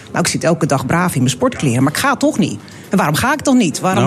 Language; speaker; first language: Dutch; native; Dutch